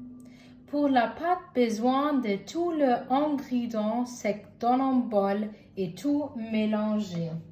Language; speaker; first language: French; non-native, learner; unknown